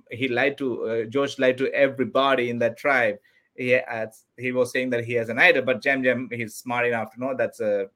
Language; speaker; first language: English; non-native, local second language; Tamil